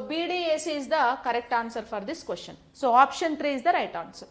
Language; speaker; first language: English; non-native, local second language; Telugu